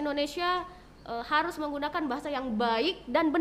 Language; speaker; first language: Indonesian; native; Indonesian